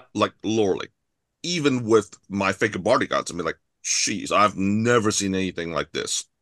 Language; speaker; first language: English; non-native, local second language; Cantonese